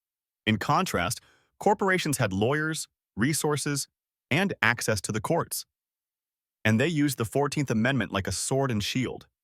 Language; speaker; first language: English; native; English